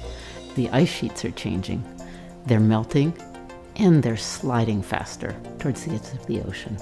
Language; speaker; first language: English; native; English